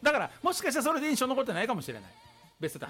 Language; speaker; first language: Japanese; native; Japanese